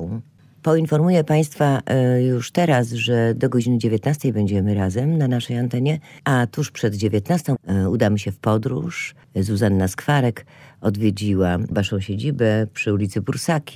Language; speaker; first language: Polish; native; Polish